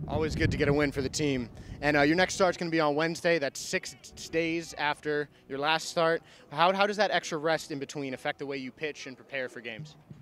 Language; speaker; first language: English; native; English